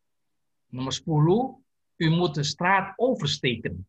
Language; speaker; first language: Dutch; non-native, learner; Indonesian